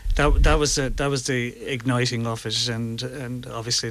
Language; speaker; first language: English; native; English